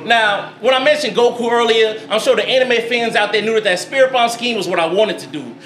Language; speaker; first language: English; native; English